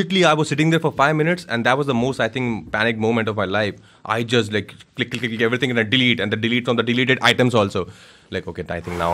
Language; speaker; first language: English; non-native, local second language; Hindi